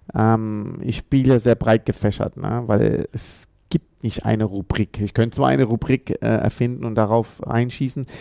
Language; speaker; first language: German; early bilingual, other home language; Amharic